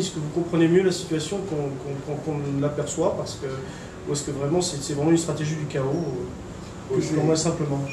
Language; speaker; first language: French; native; French